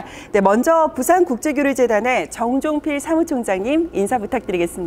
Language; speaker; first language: Korean; native; Korean